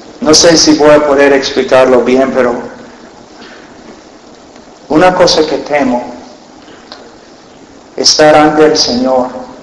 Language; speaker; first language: Spanish; non-native, fluent; English